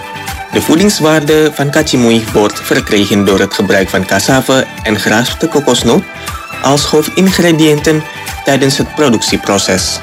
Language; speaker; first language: Dutch; non-native, fluent; Indonesian